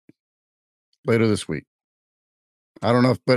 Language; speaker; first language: English; native; English